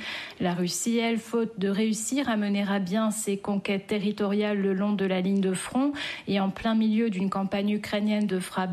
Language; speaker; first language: French; native; French